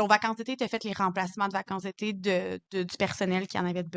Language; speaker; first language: French; native; French